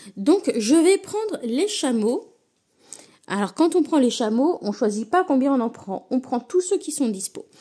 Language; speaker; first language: French; native; French